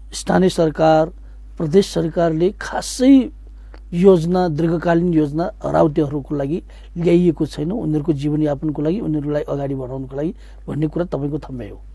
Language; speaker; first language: Nepali; non-native, local second language; Newari